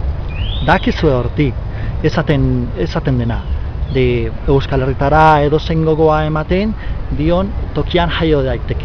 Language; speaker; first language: Basque; non-native, learner; Spanish